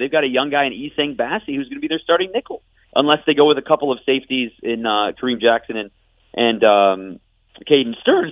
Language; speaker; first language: English; native; English